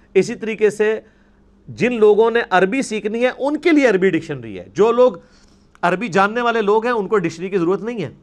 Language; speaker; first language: Urdu; non-native, local second language; Punjabi